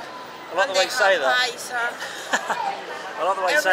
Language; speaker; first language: English; native; English